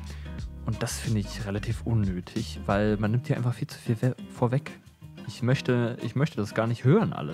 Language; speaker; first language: German; native; German